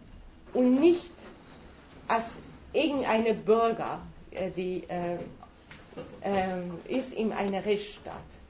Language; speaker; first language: German; non-native, fluent; Persian